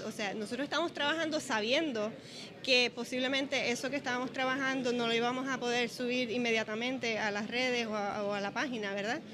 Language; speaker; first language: Spanish; native; Spanish